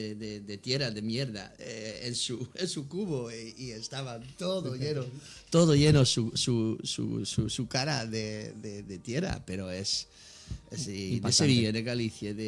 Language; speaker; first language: Spanish; non-native, fluent; Dutch